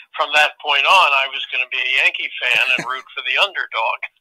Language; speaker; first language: English; native; English